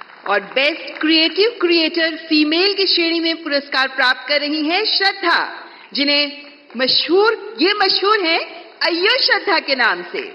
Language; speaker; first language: Hindi; native; Hindi